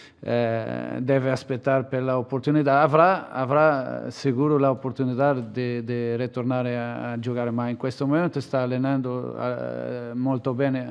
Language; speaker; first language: Italian; non-native, fluent; Portuguese